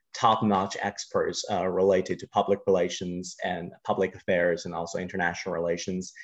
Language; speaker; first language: English; non-native, fluent; Chinese